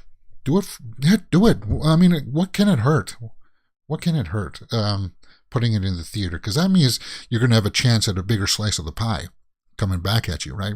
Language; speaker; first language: English; native; English